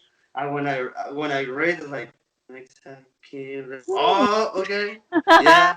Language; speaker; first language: English; non-native, local second language; Spanish